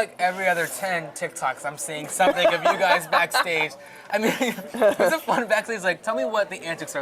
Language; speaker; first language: English; native; English